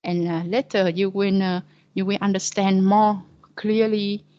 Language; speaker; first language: English; non-native, fluent; Vietnamese